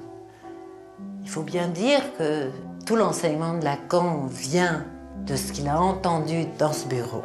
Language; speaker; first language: French; native; French